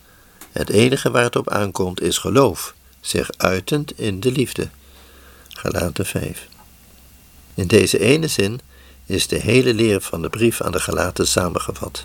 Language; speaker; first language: Dutch; native; Dutch